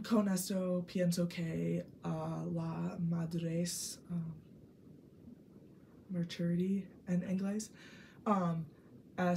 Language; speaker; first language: Spanish; non-native, learner; English